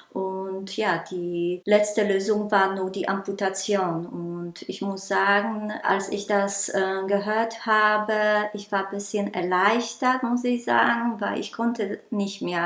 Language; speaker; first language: German; non-native, local second language; Polish